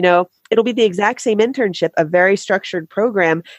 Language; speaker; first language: English; native; English